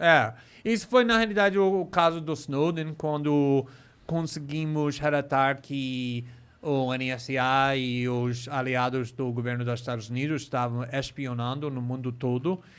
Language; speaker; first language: Portuguese; non-native, fluent; English